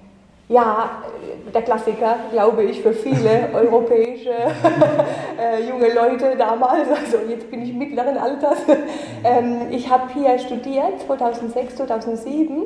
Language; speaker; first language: German; native; German